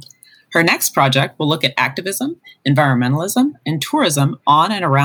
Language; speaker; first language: English; native; English